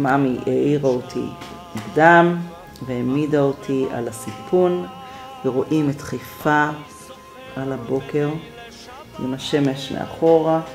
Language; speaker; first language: Hebrew; early bilingual, other home language; English